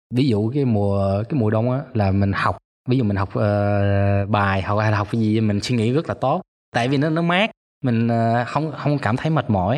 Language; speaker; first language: Vietnamese; early bilingual, other home language; German